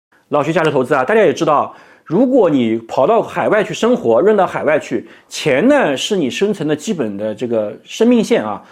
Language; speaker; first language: Chinese; native; Chinese